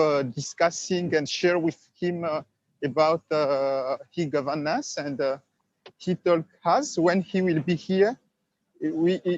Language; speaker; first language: English; non-native, learner; Swahili